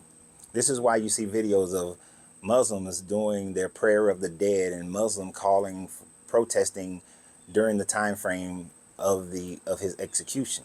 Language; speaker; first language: English; native; English